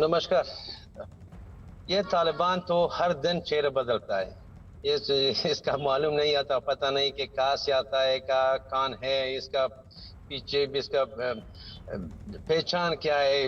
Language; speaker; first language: Hindi; non-native, fluent; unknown